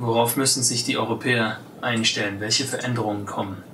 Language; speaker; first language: German; native; German